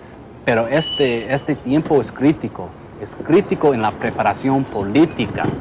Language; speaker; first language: Spanish; non-native, fluent; English